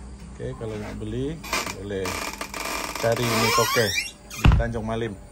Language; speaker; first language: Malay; non-native, local second language; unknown